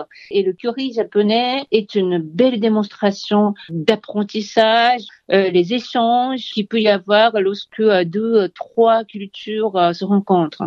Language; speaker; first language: French; non-native, fluent; Japanese